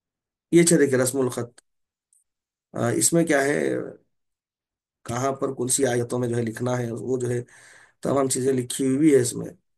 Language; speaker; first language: Urdu; native; Urdu